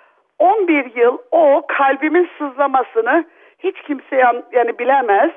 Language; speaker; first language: Turkish; early bilingual, other home language; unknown